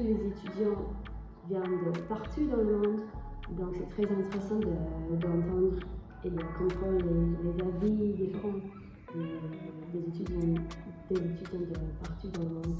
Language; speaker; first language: French; non-native, learner; English